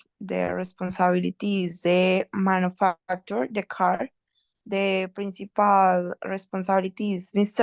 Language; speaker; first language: English; non-native, learner; Spanish